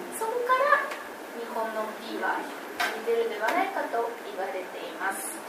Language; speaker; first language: Japanese; non-native, fluent; Ukrainian